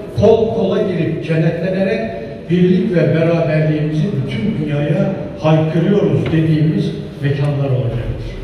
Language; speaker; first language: Turkish; native; Turkish